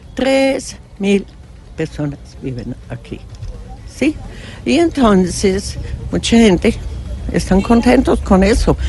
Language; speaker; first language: Spanish; non-native, fluent; German